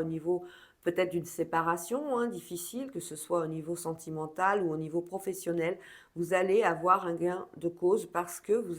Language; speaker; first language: French; native; French